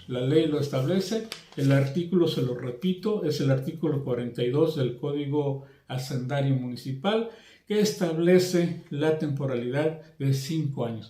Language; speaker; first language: Spanish; native; Spanish